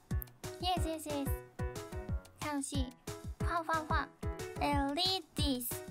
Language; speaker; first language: English; non-native, learner; Japanese